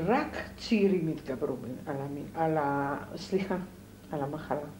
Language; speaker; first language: Hebrew; non-native, fluent; Polish